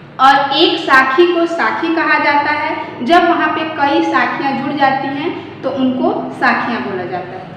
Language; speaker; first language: Hindi; native; Hindi